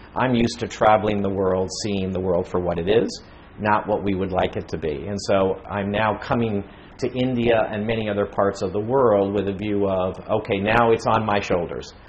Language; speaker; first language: English; native; English